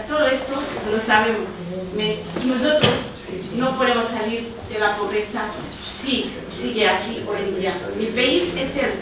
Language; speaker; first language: Spanish; non-native, learner; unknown